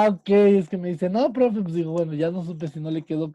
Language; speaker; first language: Spanish; native; Spanish